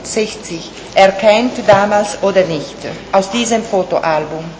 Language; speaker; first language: German; non-native, fluent; Italian